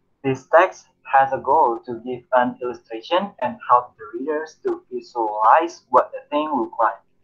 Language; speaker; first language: English; non-native, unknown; Indonesian